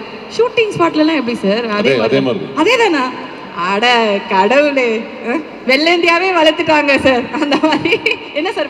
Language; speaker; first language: Tamil; native; Tamil